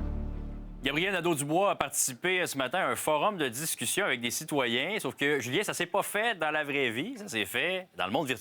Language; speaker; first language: French; native; French